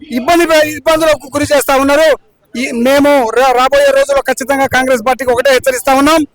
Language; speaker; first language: Telugu; non-native, local second language; Lambadi